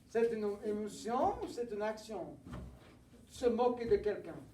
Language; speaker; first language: French; non-native, fluent; English